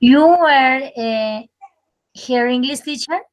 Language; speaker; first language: English; non-native, learner; Spanish